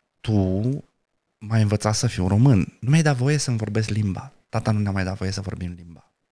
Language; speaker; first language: Romanian; non-native, local second language; Romany